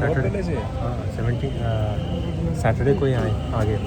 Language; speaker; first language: Hindi; non-native, fluent; Telugu